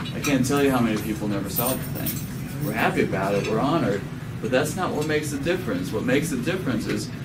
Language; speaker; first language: English; non-native, fluent; Danish